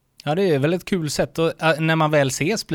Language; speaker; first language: Swedish; native; Swedish